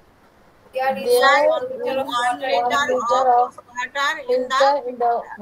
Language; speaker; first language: English; non-native, learner; Bangla